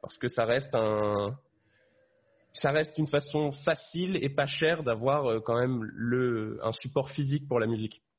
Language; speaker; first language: French; native; French